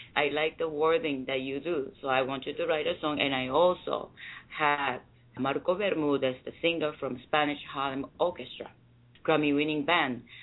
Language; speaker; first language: English; non-native, fluent; Japanese